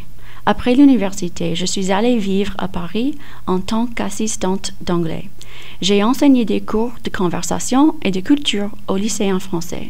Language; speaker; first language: French; non-native, fluent; English